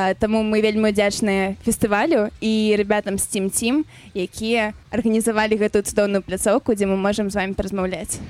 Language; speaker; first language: Belarusian; non-native, local second language; Russian